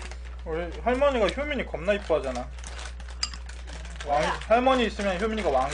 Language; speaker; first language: Korean; native; Korean